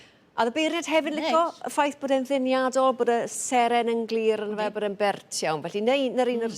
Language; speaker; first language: Welsh; native; Welsh